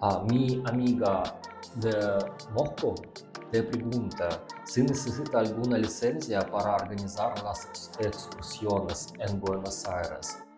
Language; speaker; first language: Spanish; non-native, learner; Russian